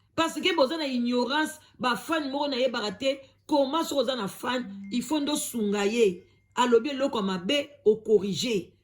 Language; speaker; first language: Lingala; native; Lingala